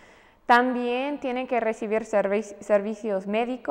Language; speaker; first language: Spanish; non-native, fluent; English